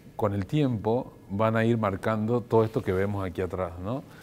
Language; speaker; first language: Spanish; native; Spanish